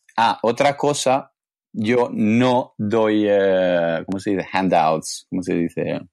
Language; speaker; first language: Spanish; non-native, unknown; English